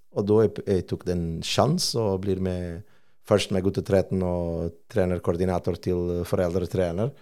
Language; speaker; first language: Norwegian; non-native, fluent; Portuguese